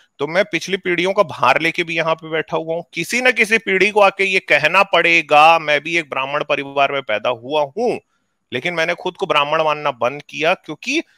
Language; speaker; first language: Hindi; native; Hindi